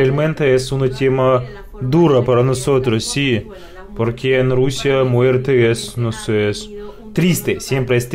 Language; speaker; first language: Spanish; non-native, fluent; Russian